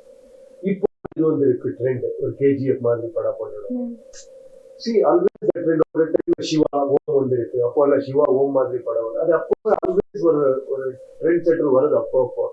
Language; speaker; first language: Tamil; non-native, learner; Kannada